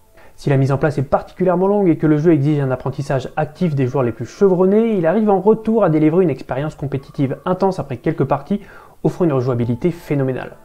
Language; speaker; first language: French; native; French